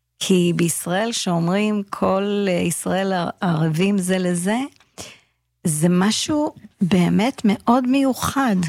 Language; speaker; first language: Hebrew; early bilingual, heritage; English